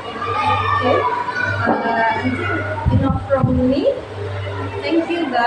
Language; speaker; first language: English; non-native, learner; Indonesian